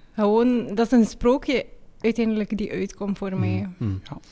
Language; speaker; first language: Dutch; early bilingual, other home language; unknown